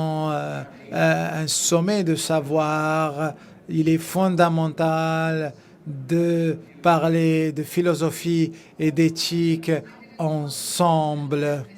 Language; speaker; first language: French; non-native, fluent; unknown